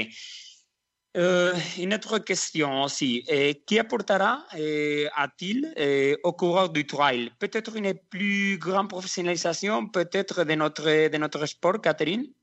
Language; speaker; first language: French; non-native, learner; Spanish